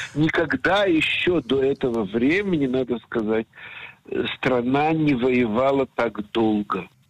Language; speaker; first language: Russian; native; Russian